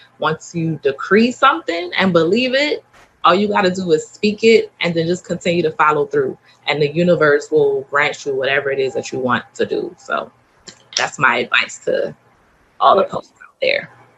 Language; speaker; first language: English; native; English